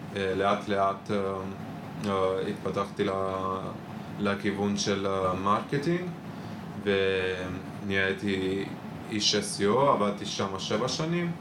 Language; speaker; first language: Hebrew; non-native, fluent; Italian